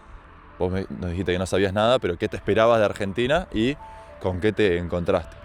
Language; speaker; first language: Spanish; native; Spanish